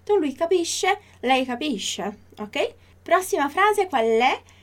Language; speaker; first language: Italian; non-native, fluent; Portuguese